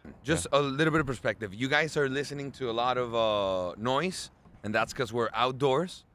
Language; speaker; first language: English; early bilingual, other home language; Spanish